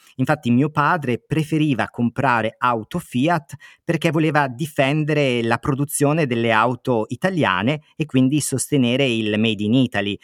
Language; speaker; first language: Italian; native; Italian